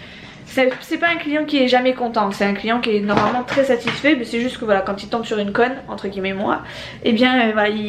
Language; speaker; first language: French; native; French